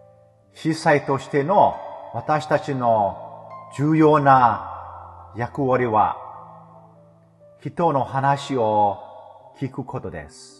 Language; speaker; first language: Japanese; non-native, fluent; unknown